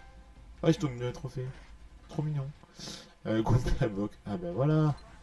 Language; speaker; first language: French; native; French